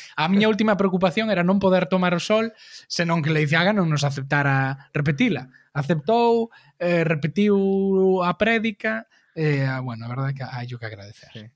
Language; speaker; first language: Galician; native; Galician